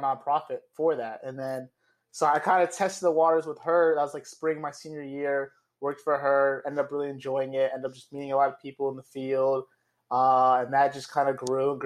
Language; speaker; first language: English; native; English